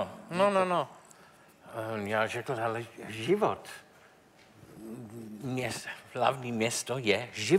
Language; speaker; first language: Czech; non-native, learner; English